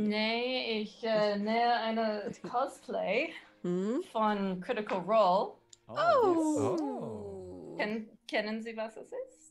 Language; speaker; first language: German; non-native, learner; English